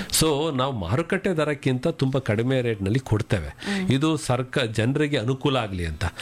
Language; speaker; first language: Kannada; native; Kannada